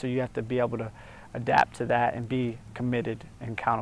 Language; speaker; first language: English; native; English